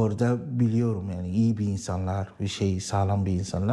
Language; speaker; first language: Turkish; non-native, learner; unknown